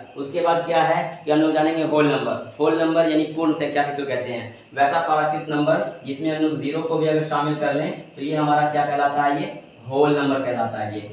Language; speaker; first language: Hindi; native; Hindi